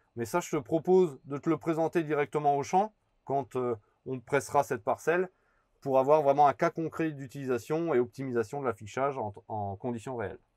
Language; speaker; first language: French; native; French